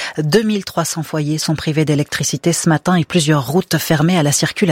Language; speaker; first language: French; native; French